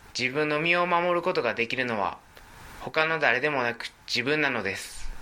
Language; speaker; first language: Japanese; native; Japanese